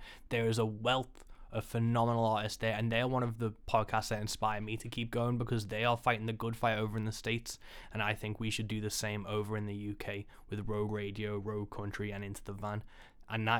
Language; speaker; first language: English; native; English